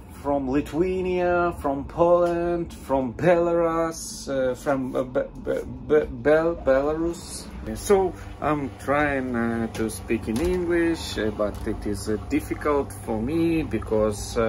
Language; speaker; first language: English; non-native, learner; Russian